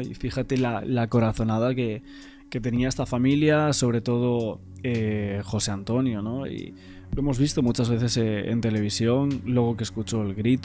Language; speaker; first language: Spanish; native; Spanish